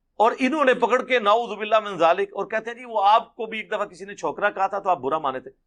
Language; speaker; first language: Urdu; non-native, local second language; Punjabi